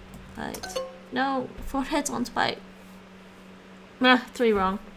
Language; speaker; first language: Dutch; non-native, learner; English